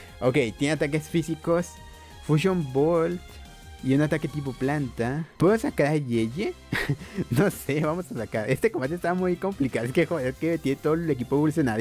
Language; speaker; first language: Spanish; native; Spanish